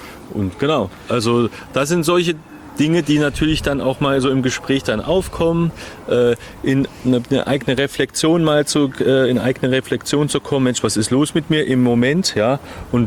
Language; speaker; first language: German; native; German